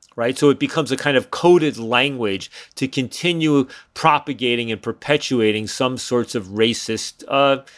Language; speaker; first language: English; native; English